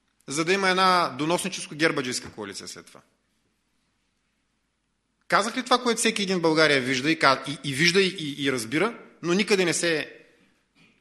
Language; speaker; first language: Bulgarian; native; Bulgarian